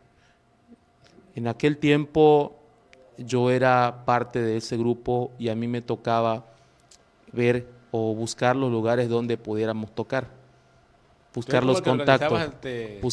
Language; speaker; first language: Spanish; native; Spanish